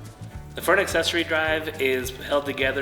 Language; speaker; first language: English; native; English